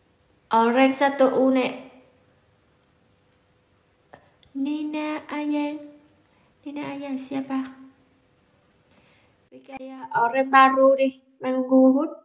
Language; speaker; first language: Indonesian; non-native, learner; Vietnamese